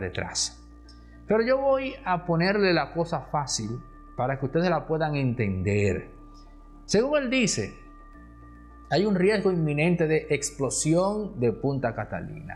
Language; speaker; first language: Spanish; native; Spanish